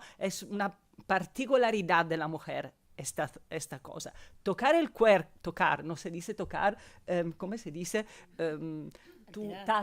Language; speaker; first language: Spanish; non-native, fluent; Italian